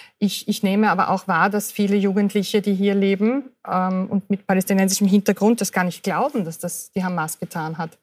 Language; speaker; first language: German; native; German